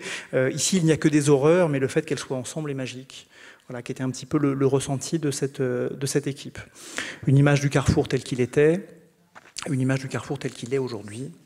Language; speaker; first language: French; native; French